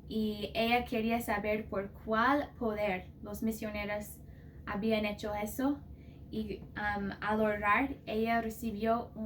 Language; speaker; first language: Spanish; non-native, fluent; English